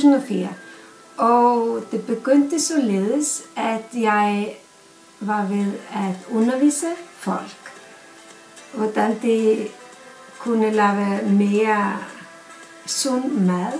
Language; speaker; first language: Danish; non-native, fluent; Icelandic